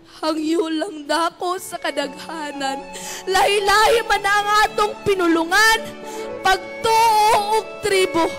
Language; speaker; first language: Cebuano; non-native, local second language; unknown